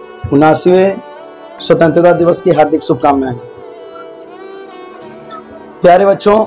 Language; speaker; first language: Hindi; native; Hindi